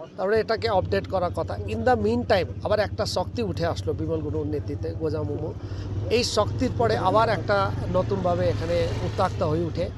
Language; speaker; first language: Bangla; native; Bangla